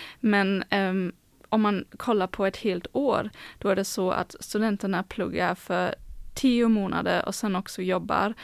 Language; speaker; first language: Swedish; non-native, fluent; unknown